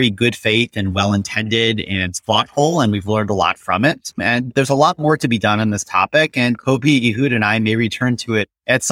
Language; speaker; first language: English; native; English